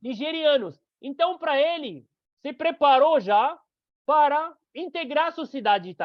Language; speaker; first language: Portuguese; non-native, fluent; Arabic